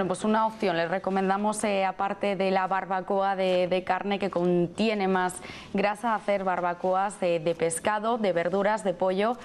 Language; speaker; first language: Spanish; native; Spanish